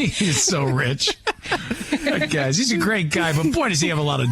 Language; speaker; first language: English; native; English